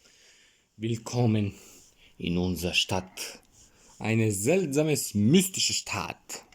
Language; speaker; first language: German; non-native, learner; Bulgarian